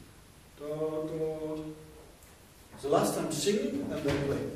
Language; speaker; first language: English; non-native, learner; German